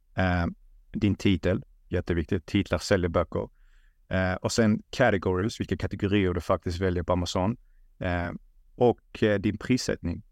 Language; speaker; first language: Swedish; early bilingual, other home language; Russian